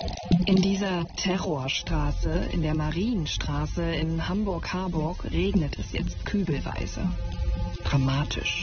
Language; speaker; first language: German; native; German